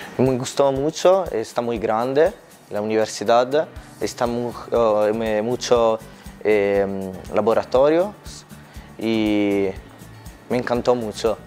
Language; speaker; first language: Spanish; non-native, learner; Italian